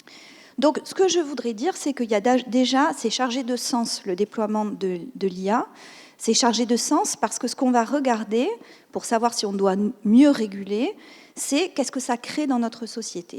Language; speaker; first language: French; native; French